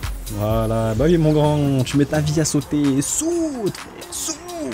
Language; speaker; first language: French; native; French